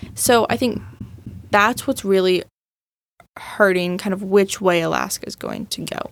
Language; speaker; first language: English; native; English